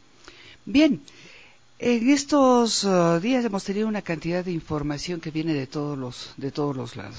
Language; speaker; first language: Spanish; native; Spanish